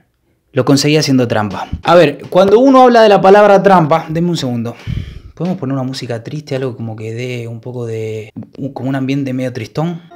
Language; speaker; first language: Spanish; native; Spanish